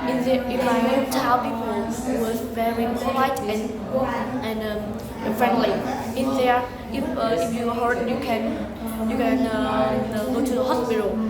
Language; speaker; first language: English; non-native, learner; Vietnamese